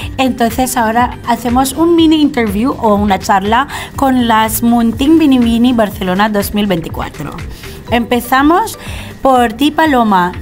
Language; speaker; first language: Spanish; non-native, fluent; Filipino